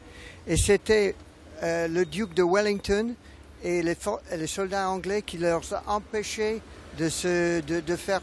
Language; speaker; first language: French; non-native, fluent; English